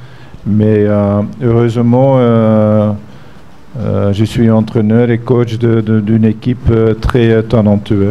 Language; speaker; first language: French; non-native, fluent; Dutch